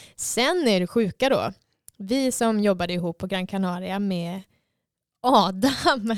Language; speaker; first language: Swedish; native; Swedish